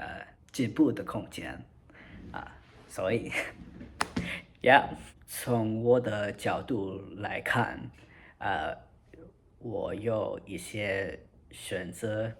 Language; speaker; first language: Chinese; non-native, learner; English